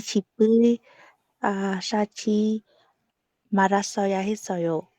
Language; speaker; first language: Korean; non-native, learner; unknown